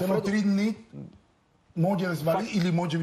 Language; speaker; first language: Bulgarian; non-native, learner; Spanish